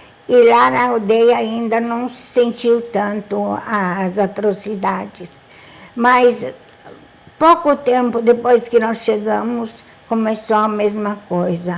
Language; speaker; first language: Portuguese; non-native, fluent; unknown